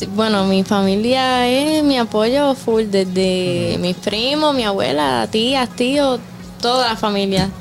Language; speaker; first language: Spanish; native; Spanish